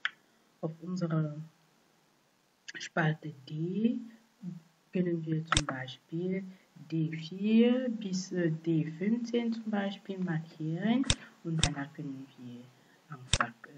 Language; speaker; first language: German; non-native, fluent; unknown